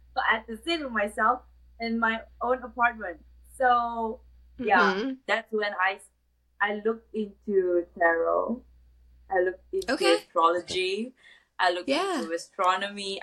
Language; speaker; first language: English; non-native, local second language; Malay